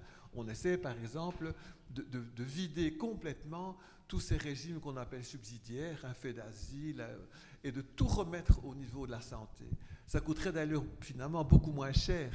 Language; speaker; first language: French; native; French